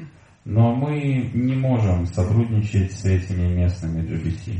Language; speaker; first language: Russian; native; Russian